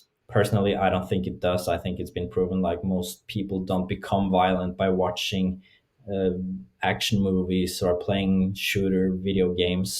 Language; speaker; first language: English; non-native, fluent; Norwegian